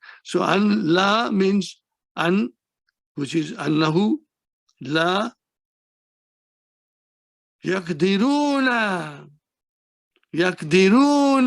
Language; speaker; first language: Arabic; non-native, fluent; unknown